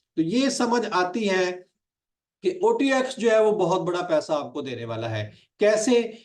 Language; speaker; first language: Urdu; non-native, local second language; Punjabi